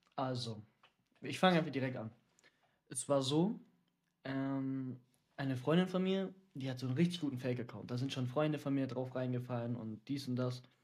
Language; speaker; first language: German; early bilingual, other home language; Dutch